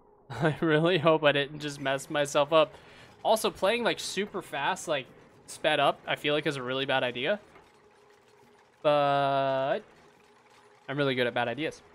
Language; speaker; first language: English; native; English